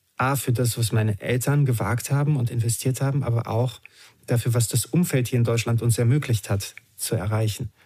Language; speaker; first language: German; early bilingual, other home language; Romanian